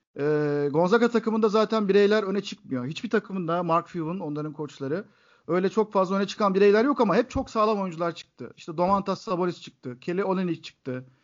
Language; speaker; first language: Turkish; native; Turkish